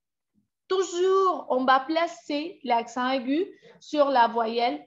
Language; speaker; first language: French; non-native, fluent; Spanish